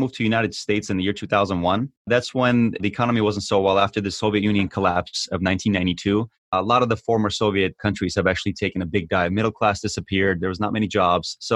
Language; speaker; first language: English; early bilingual, other home language; Armenian